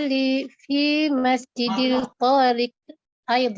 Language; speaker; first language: Arabic; non-native, learner; Malay